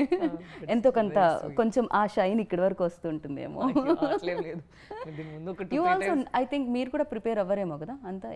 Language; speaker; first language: Telugu; native; Telugu